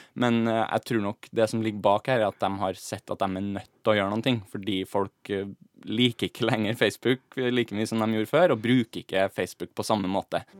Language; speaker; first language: Norwegian; native; Norwegian